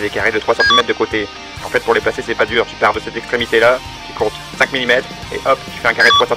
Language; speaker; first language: French; native; French